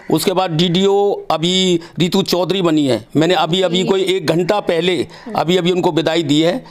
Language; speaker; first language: Hindi; native; Hindi